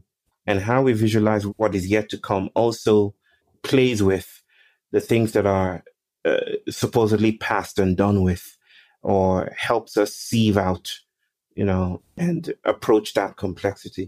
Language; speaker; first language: English; non-native, local second language; Yoruba